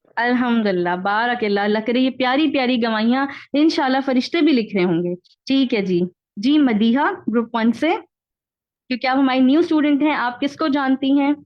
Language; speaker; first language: Urdu; native; Urdu